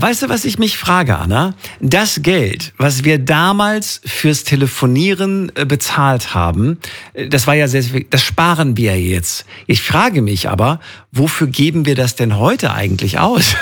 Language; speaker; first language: German; native; German